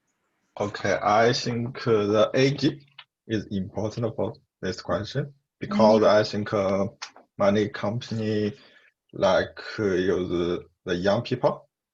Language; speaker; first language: English; non-native, learner; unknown